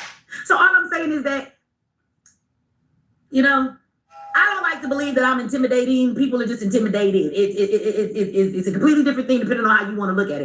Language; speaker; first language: English; native; English